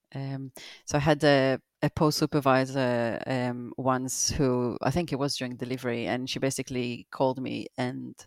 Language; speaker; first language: English; non-native, fluent; Hebrew